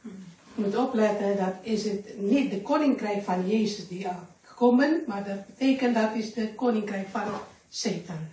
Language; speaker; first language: Dutch; non-native, learner; Indonesian